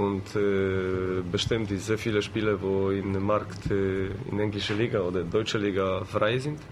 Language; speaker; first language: German; non-native, learner; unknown